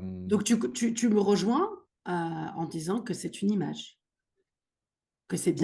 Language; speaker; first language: French; native; French